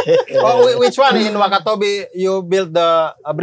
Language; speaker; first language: English; non-native, learner; Indonesian